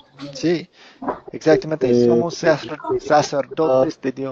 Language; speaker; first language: Spanish; non-native, fluent; English